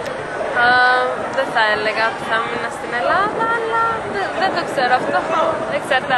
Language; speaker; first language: Greek; non-native, fluent; Albanian